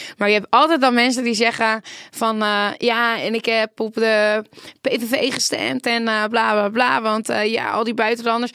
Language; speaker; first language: Dutch; native; Dutch